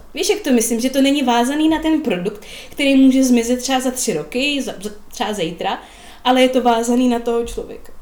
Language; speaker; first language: Czech; non-native, fluent; Russian